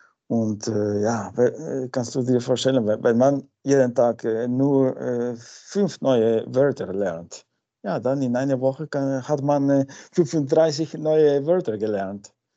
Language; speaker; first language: German; non-native, fluent; Spanish